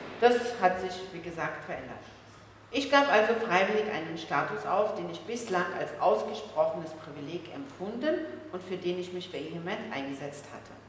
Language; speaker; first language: German; early bilingual, other home language; Turkish